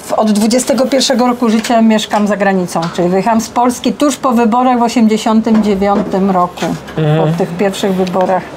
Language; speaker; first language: Polish; native; Polish